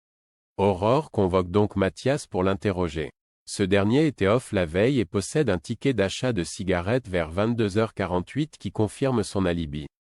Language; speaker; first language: French; native; French